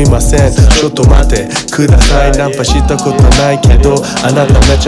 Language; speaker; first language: Japanese; non-native, fluent; English